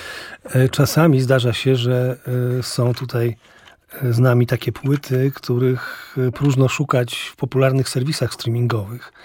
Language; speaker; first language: Polish; native; Polish